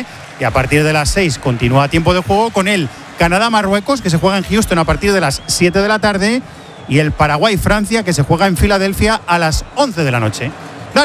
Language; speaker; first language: Spanish; native; Spanish